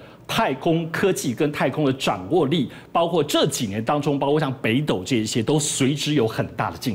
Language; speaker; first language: Chinese; native; Chinese